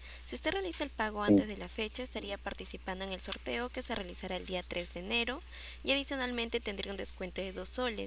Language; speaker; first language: Spanish; native; Spanish